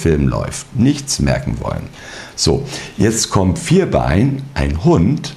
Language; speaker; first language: German; native; German